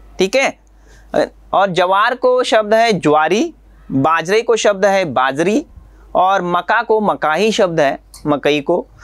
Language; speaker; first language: Hindi; non-native, local second language; Marathi